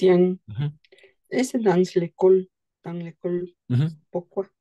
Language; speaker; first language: French; non-native, learner; Spanish